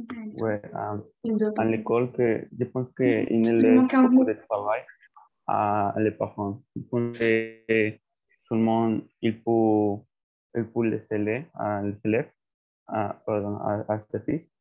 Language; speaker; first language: French; non-native, learner; Spanish